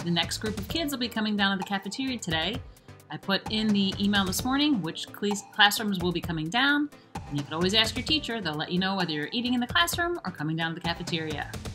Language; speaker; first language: English; native; English